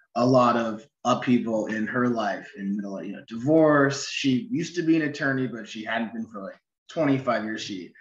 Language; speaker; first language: English; native; English